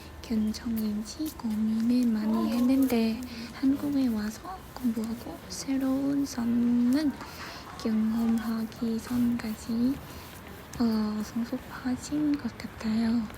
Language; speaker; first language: Korean; non-native, learner; Vietnamese